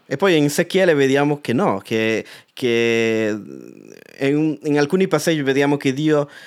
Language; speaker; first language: Italian; native; Italian